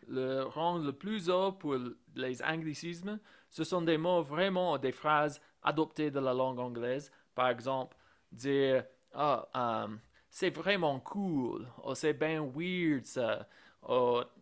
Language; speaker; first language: French; non-native, fluent; English